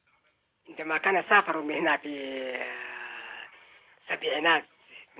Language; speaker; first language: Arabic; non-native, fluent; Oromo